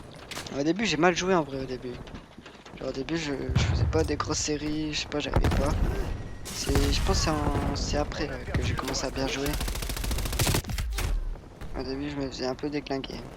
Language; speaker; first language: French; native; French